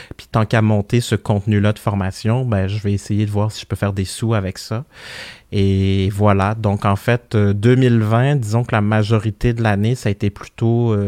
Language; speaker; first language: French; early bilingual, other home language; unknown